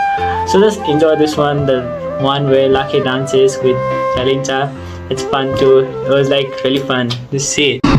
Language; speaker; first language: English; non-native, local second language; Nepali